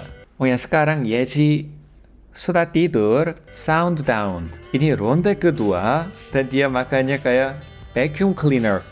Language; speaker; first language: Indonesian; non-native, fluent; Korean